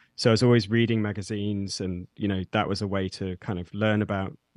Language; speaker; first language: English; native; English